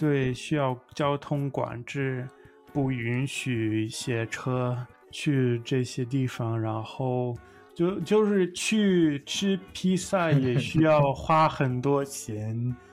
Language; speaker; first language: Chinese; non-native, learner; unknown